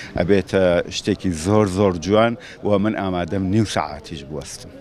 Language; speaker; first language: Central Kurdish; non-native, local second language; Gurani